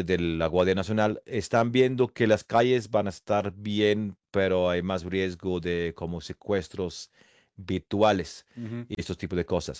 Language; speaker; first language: Spanish; non-native, fluent; English